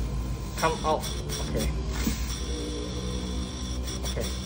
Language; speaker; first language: English; non-native, local second language; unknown